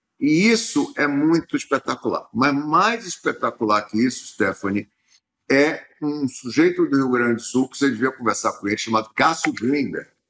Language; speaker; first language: Portuguese; native; Portuguese